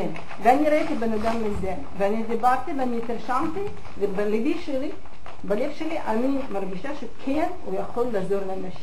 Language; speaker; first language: Hebrew; non-native, fluent; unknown